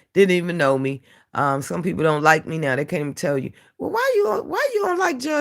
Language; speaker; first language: English; native; English